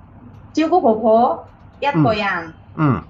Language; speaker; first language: Cantonese; non-native, learner; Indonesian